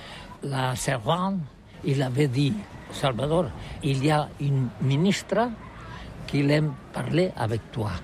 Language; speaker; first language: French; non-native, learner; Catalan